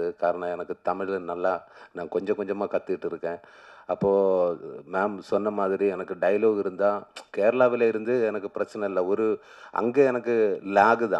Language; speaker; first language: Tamil; non-native, learner; Malayalam